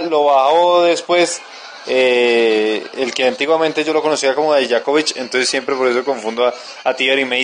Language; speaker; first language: Spanish; native; Spanish